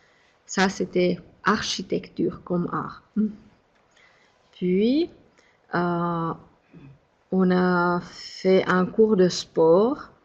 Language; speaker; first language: French; non-native, fluent; Finnish